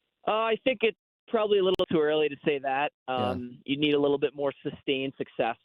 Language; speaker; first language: English; native; English